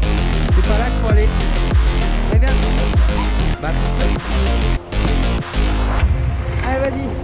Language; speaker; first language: French; native; French